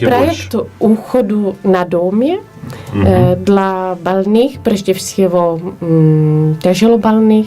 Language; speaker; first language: Russian; non-native, fluent; Polish